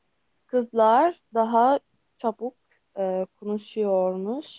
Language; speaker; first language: Turkish; non-native, learner; Arabic